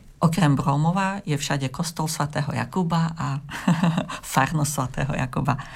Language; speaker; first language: Slovak; native; Slovak